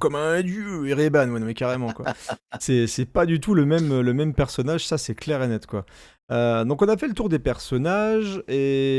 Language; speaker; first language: French; native; French